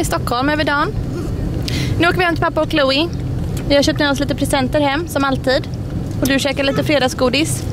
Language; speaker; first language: Swedish; native; Swedish